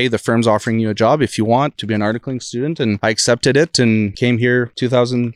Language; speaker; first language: English; non-native, fluent; French